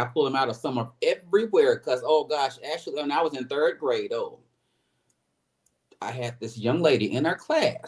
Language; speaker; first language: English; native; English